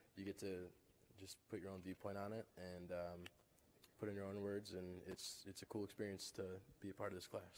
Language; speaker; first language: English; native; English